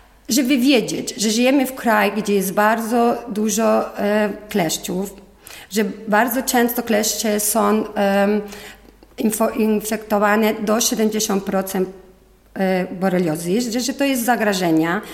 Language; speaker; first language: Polish; non-native, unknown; Spanish